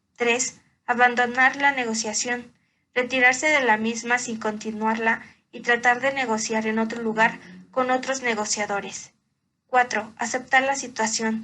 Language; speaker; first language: Spanish; native; Spanish